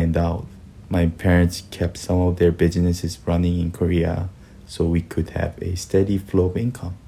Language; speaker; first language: English; early bilingual, other home language; Korean